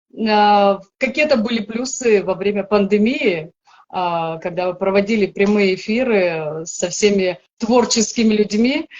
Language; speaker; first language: Russian; native; Russian